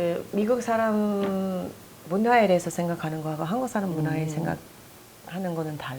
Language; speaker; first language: Korean; non-native, fluent; English